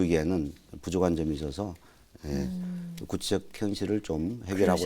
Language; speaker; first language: Korean; native; Korean